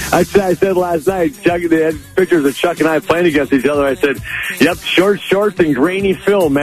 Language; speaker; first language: English; native; English